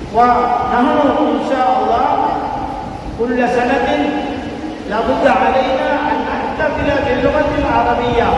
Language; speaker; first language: Arabic; non-native, learner; Tamil